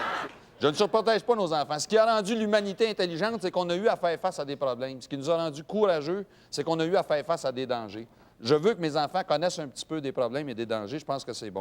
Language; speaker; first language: French; native; French